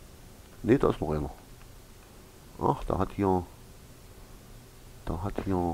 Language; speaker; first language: German; native; German